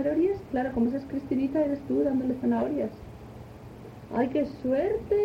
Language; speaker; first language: Spanish; native; Spanish